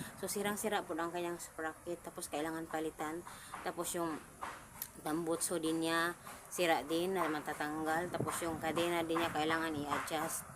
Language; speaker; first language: Filipino; non-native, local second language; Cebuano